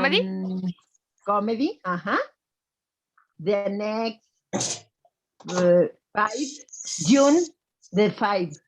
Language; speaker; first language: English; non-native, learner; Spanish